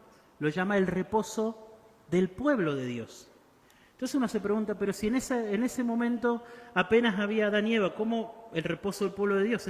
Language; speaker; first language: Spanish; native; Spanish